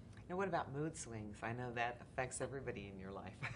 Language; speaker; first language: English; native; English